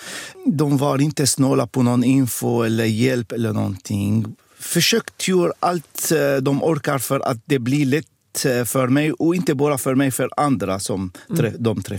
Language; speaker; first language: Swedish; non-native, fluent; Arabic